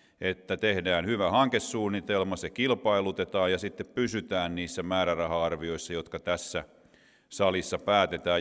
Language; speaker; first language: Finnish; native; Finnish